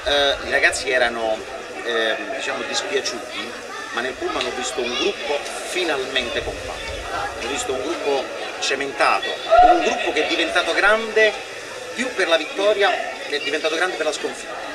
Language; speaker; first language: Italian; native; Italian